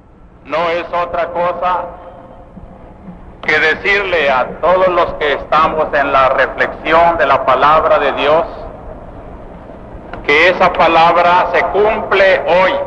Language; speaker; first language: Spanish; native; Spanish